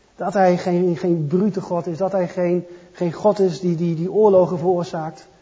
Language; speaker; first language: Dutch; native; Dutch